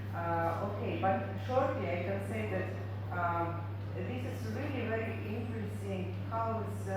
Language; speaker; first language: English; non-native, learner; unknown